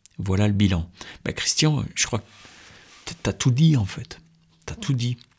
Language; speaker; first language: French; native; French